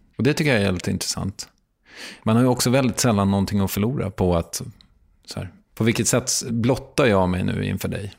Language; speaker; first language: Swedish; native; Swedish